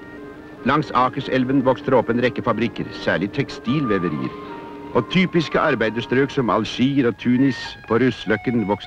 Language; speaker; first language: Norwegian; native; Norwegian